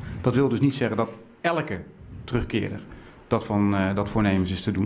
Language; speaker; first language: Dutch; native; Dutch